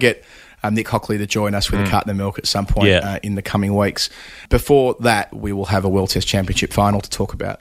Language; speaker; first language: English; native; English